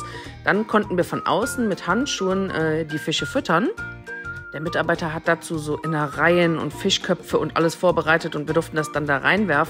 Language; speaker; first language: German; native; German